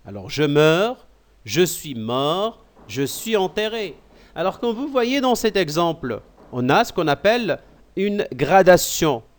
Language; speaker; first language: French; non-native, local second language; Arabic